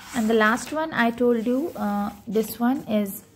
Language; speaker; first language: English; non-native, local second language; Hindi